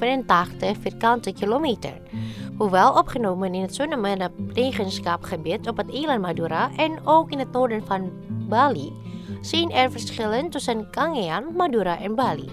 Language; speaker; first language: Dutch; non-native, fluent; Indonesian